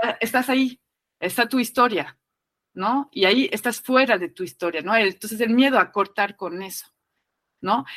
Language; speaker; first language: Spanish; non-native, fluent; French